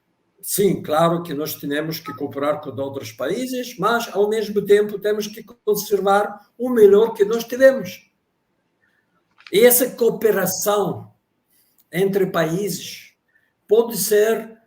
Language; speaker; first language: Portuguese; non-native, fluent; Russian